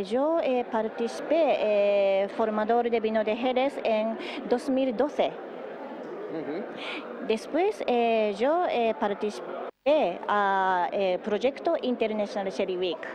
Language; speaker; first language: Spanish; non-native, learner; Japanese